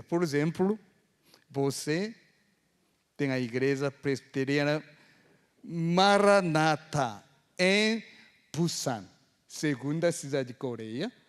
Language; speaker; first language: Portuguese; non-native, fluent; Korean